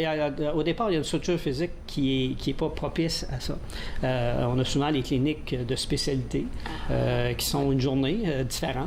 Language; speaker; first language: French; native; French